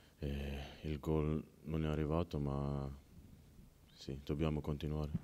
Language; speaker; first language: Italian; non-native, learner; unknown